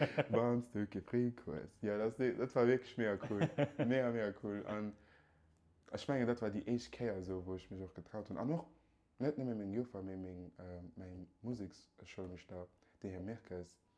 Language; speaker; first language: German; early bilingual, other home language; Yoruba